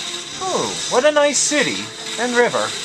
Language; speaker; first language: English; native; English